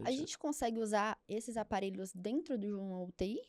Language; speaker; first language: Portuguese; native; Portuguese